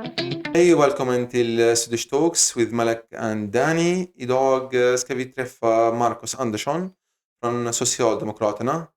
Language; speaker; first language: Swedish; non-native, fluent; Arabic